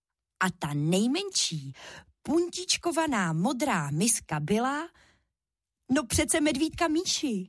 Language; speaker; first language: Czech; native; Czech